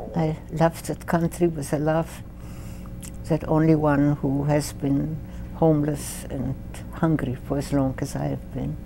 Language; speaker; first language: English; non-native, fluent; Polish